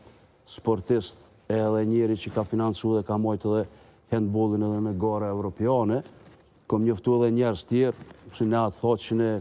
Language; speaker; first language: Albanian; native; Albanian